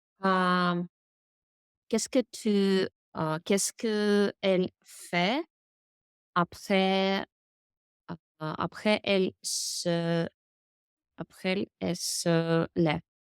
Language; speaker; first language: French; non-native, learner; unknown